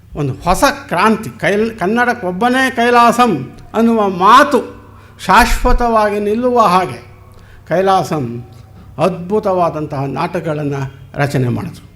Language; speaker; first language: Kannada; native; Kannada